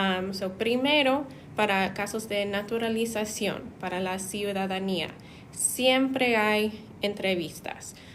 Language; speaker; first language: Spanish; non-native, fluent; English